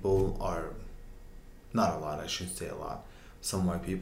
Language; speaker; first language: English; non-native, fluent; Uzbek